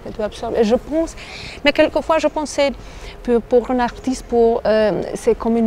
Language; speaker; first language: French; non-native, fluent; Albanian